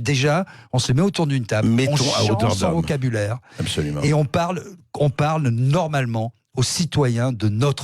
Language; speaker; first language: French; native; French